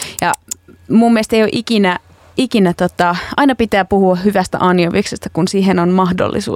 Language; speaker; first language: Finnish; native; Finnish